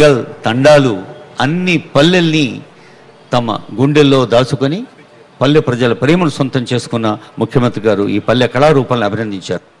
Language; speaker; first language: Telugu; native; Telugu